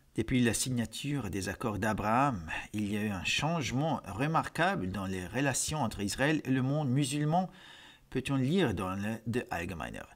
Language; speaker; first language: French; non-native, fluent; Hungarian